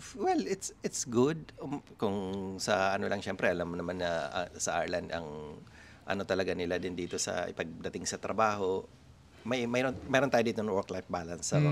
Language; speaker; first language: Filipino; non-native, local second language; Masbatenyo